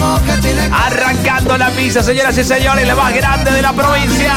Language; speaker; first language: Spanish; native; Spanish